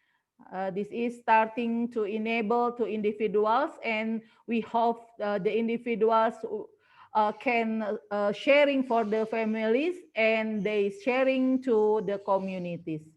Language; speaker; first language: English; non-native, learner; Indonesian